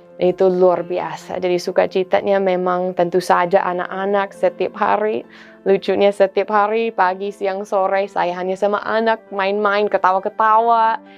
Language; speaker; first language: Indonesian; non-native, fluent; English